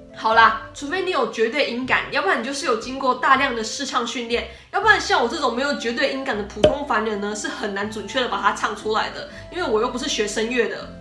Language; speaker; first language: Chinese; native; Chinese